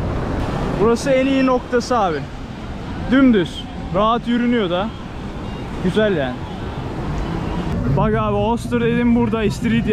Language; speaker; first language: Turkish; native; Turkish